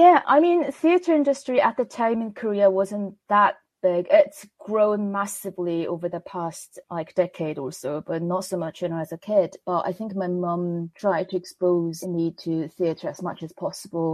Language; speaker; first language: English; non-native, fluent; Korean